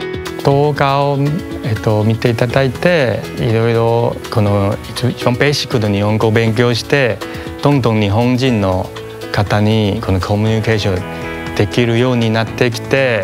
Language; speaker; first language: Japanese; non-native, fluent; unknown